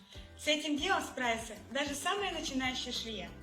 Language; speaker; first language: Russian; native; Russian